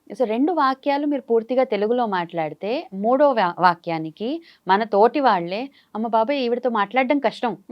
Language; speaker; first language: Telugu; native; Telugu